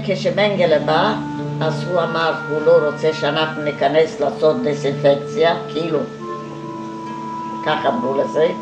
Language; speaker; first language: Hebrew; non-native, fluent; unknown